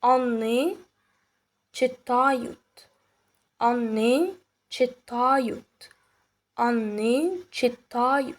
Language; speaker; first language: Russian; non-native, fluent; Arabic